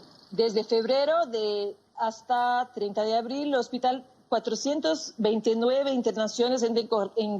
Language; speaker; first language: Spanish; non-native, fluent; Portuguese